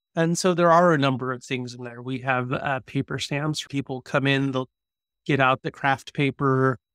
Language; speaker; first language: English; native; English